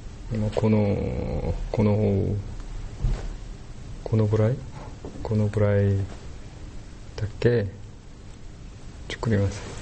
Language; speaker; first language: Japanese; non-native, learner; Korean